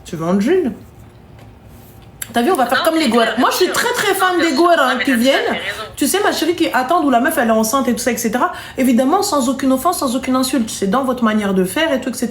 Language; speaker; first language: French; native; French